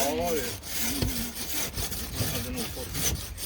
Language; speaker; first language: Swedish; native; Swedish